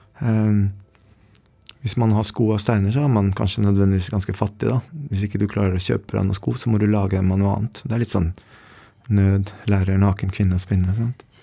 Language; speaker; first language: Norwegian; early bilingual, other home language; Spanish